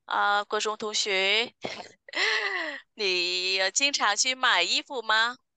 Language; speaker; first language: Chinese; non-native, fluent; Vietnamese